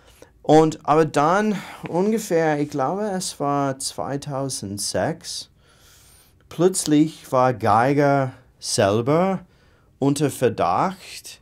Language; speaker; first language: German; non-native, fluent; English